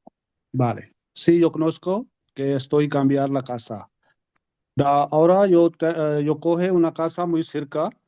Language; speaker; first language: Spanish; non-native, learner; Urdu